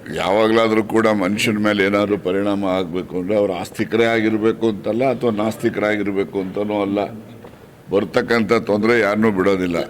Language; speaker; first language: Kannada; native; Kannada